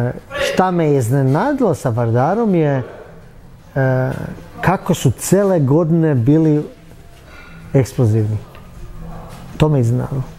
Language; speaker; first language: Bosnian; early bilingual, heritage; Bosnian